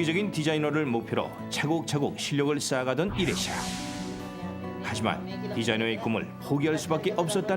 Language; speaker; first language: Korean; native; Korean